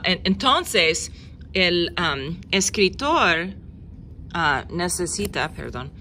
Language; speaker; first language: Spanish; non-native, fluent; English